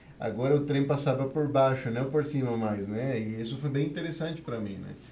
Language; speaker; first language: Portuguese; non-native, fluent; Spanish